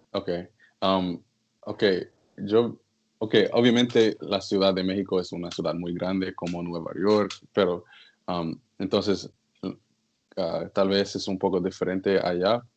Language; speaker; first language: Spanish; non-native, learner; English